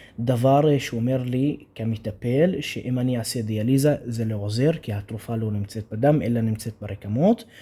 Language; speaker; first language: Hebrew; non-native, local second language; Arabic